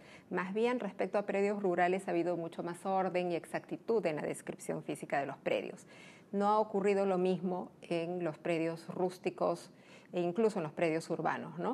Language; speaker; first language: Spanish; native; Spanish